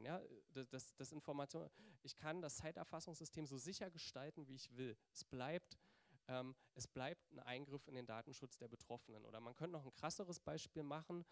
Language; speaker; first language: German; native; German